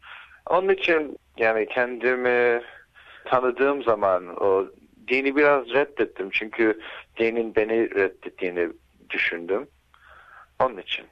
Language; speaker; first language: Turkish; early bilingual, heritage; Turkish